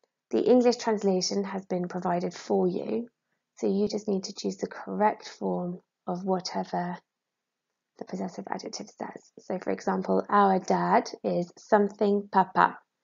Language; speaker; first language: English; native; English